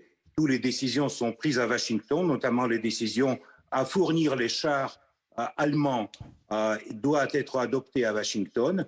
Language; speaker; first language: French; non-native, fluent; Russian